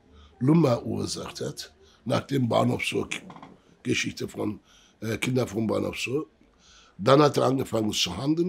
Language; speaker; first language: German; early bilingual, other home language; Turkish